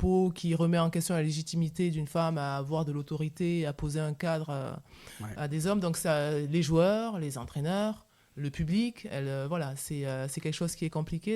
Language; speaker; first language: French; native; French